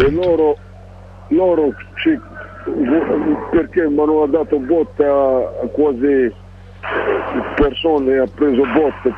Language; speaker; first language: Italian; non-native, learner; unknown